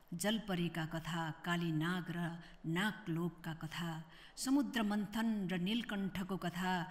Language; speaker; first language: Nepali; native; Nepali